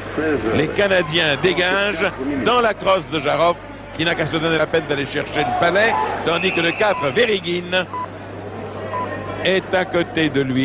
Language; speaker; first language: French; native; French